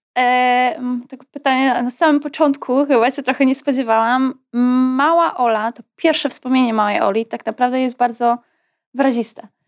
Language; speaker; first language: Polish; native; Polish